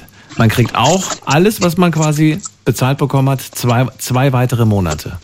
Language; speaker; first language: German; native; German